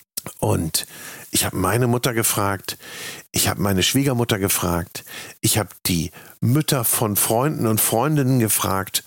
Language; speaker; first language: German; native; German